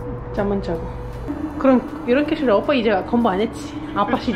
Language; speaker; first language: Korean; non-native, fluent; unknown